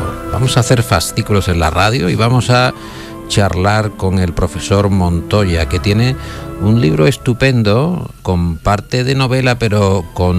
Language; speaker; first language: Spanish; native; Spanish